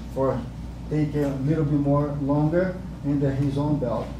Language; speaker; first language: English; non-native, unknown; Portuguese